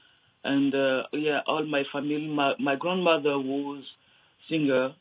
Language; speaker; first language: English; non-native, learner; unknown